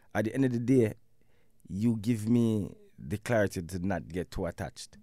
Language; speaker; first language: English; non-native, local second language; Jamaican Creole English